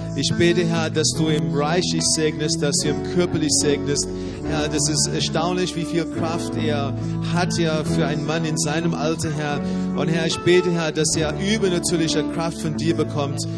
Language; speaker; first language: German; native; German